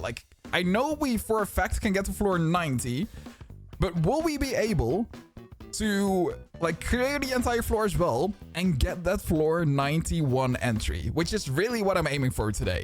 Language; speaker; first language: English; non-native, fluent; Dutch